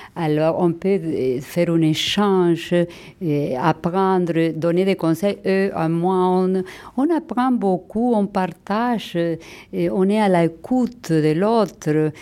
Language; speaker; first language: French; non-native, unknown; Spanish